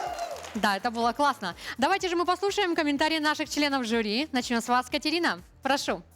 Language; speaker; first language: Russian; native; Russian